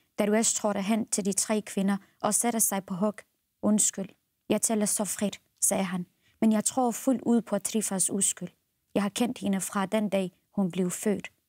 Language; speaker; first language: Danish; non-native, fluent; Central Kurdish